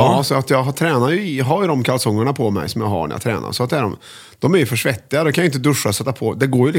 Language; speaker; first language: Swedish; native; Swedish